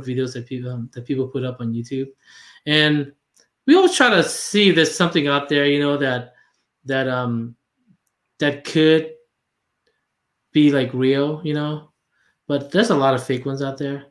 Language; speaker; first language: English; non-native, fluent; Lao